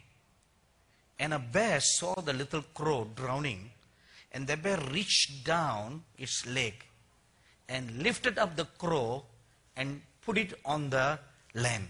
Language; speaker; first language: English; non-native, local second language; Tamil